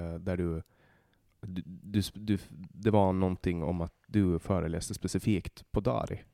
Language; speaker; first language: Swedish; native; Swedish